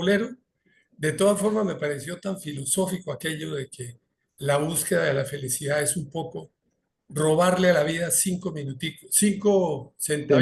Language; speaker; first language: Spanish; native; Spanish